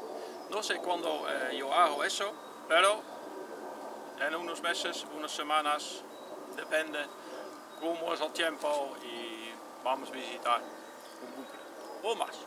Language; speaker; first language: Spanish; non-native, learner; Dutch